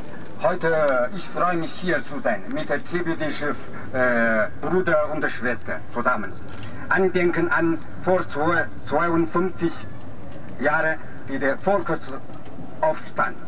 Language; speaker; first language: German; non-native, learner; Mongolian